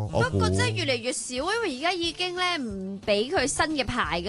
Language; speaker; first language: Cantonese; native; Cantonese